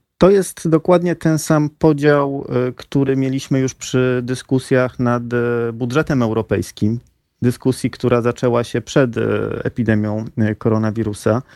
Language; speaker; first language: Polish; native; Polish